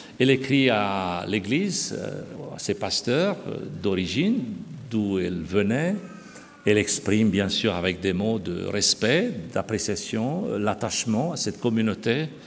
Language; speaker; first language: French; non-native, fluent; Romanian